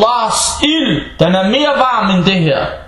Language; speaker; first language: Danish; early bilingual, other home language; Arabic